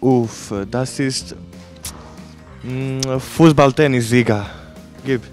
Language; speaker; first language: German; non-native, learner; Croatian